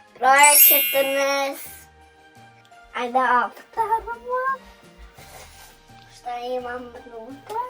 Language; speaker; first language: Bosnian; early bilingual, heritage; Serbian